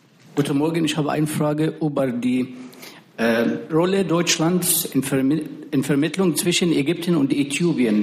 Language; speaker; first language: German; non-native, fluent; Arabic